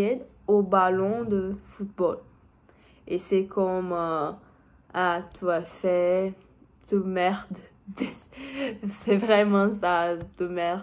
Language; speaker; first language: French; non-native, learner; Portuguese